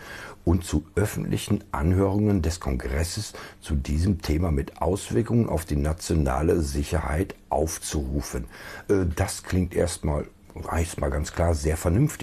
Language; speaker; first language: German; native; German